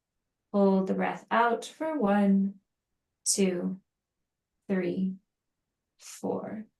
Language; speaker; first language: English; native; English